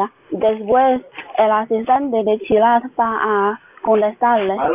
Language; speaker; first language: Spanish; non-native, learner; Chinese